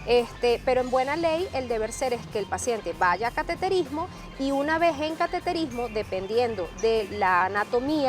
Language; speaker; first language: Spanish; native; Spanish